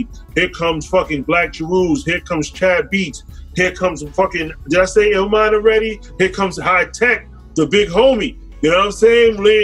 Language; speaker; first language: English; native; English